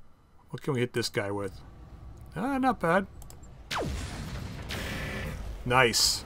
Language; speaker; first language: English; native; English